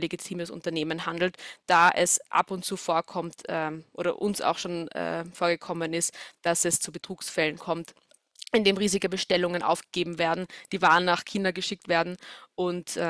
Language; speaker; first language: German; native; German